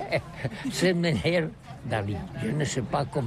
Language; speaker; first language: French; non-native, learner; Catalan